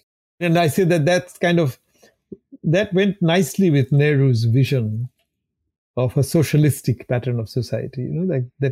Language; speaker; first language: English; non-native, local second language; Bangla